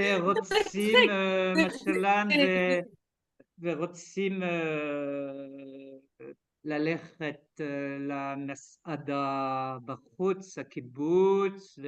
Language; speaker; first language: Hebrew; non-native, learner; French